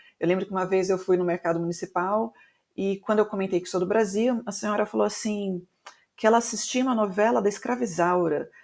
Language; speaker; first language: Portuguese; native; Portuguese